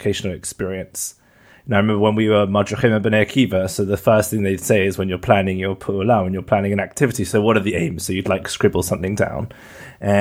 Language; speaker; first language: English; native; English